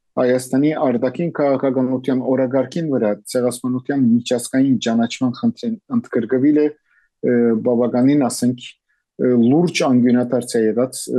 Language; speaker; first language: Armenian; early bilingual, heritage; Armenian